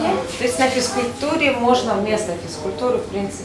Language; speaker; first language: Russian; non-native, local second language; Ukrainian